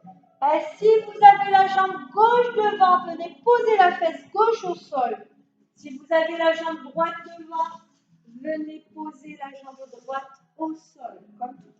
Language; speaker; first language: French; native; French